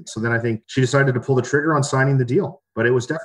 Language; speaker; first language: English; native; English